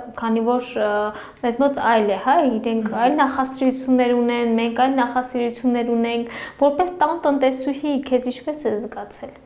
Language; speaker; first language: Armenian; native; Armenian